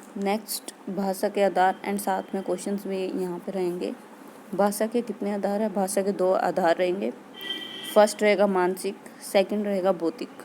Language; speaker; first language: Hindi; native; Hindi